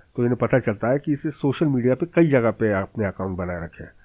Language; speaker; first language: Hindi; native; Hindi